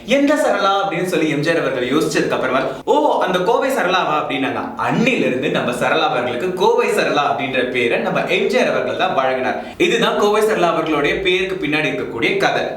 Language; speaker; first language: Tamil; native; Tamil